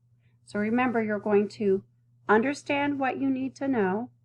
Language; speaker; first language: English; native; English